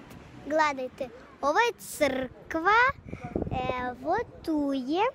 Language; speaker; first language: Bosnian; early bilingual, other home language; Russian